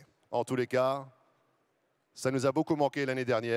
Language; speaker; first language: French; native; French